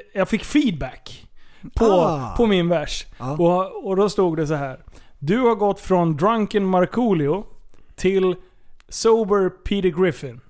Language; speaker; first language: Swedish; native; Swedish